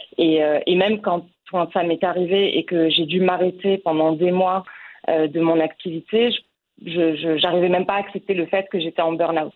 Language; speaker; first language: French; non-native, local second language; Arabic